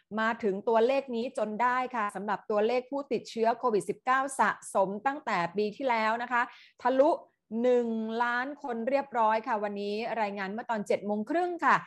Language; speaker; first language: Thai; native; Thai